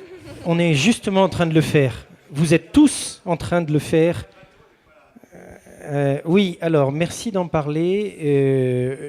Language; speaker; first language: French; native; French